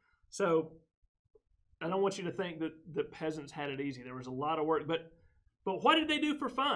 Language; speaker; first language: English; native; English